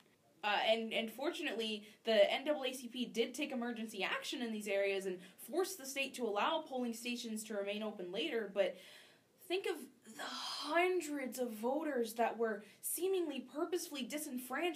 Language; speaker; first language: English; native; English